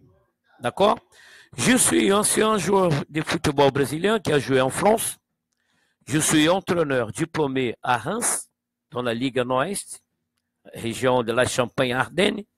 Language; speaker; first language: French; non-native, fluent; Portuguese